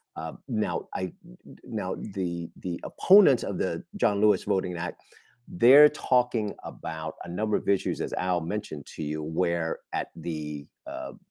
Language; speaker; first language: English; non-native, fluent; Vietnamese